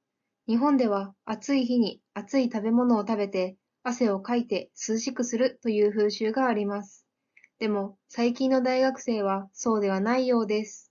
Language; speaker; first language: Japanese; native; Japanese